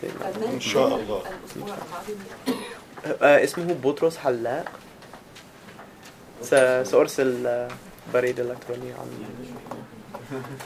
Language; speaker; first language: Arabic; non-native, fluent; English